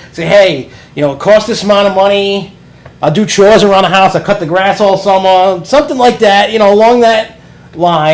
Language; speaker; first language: English; native; English